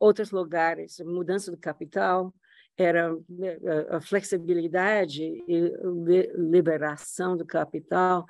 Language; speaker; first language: Portuguese; non-native, fluent; English